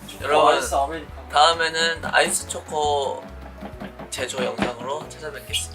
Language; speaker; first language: Korean; native; Korean